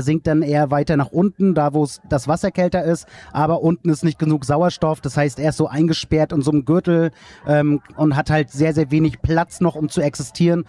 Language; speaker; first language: German; native; German